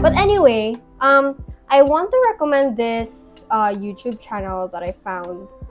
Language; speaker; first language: English; non-native, local second language; Filipino